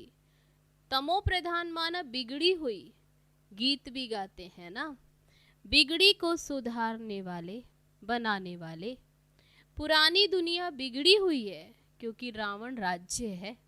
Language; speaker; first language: Hindi; native; Hindi